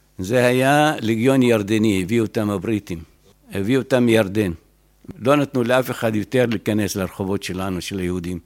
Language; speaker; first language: Hebrew; non-native, fluent; Arabic